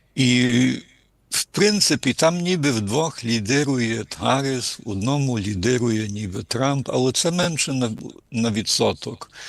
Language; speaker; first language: Ukrainian; early bilingual, heritage; Ukrainian